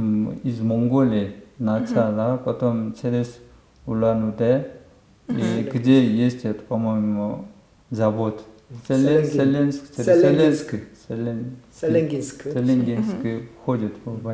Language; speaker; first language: Russian; non-native, learner; Korean